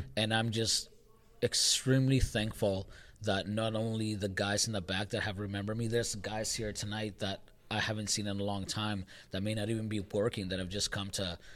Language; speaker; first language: English; early bilingual, other home language; Spanish